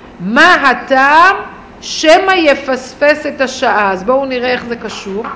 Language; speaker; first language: Hebrew; native; Hebrew